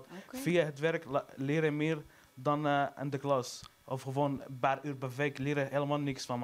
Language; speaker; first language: Dutch; non-native, learner; Arabic